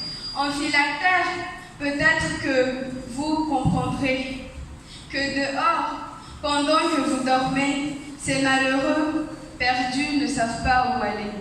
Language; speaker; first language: French; non-native, local second language; Comorian